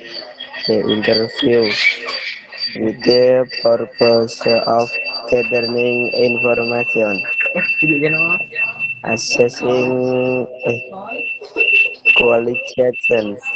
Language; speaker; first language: English; non-native, learner; Indonesian